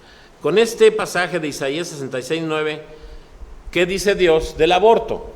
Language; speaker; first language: Spanish; native; Spanish